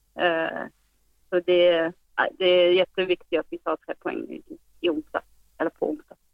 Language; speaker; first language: Swedish; non-native, fluent; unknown